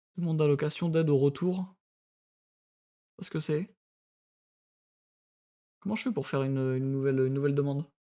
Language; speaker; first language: French; native; French